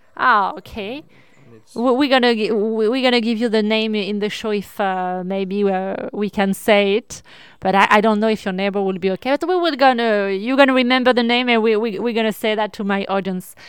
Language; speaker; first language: English; non-native, learner; French